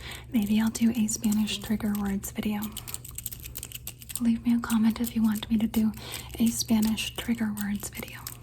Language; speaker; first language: English; early bilingual, other home language; Spanish